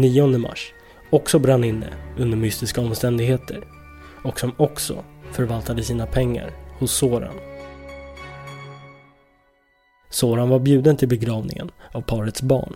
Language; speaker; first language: Swedish; native; Swedish